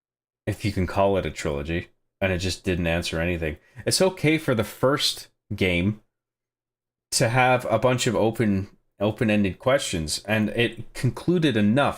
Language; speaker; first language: English; native; English